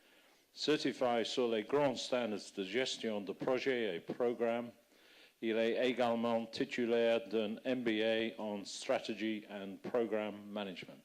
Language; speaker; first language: French; non-native, fluent; English